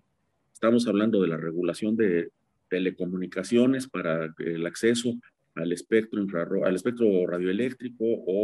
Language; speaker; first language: Spanish; native; Spanish